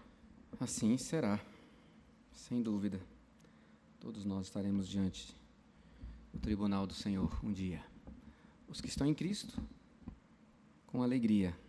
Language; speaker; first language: Portuguese; native; Portuguese